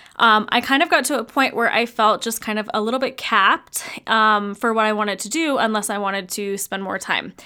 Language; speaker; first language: English; native; English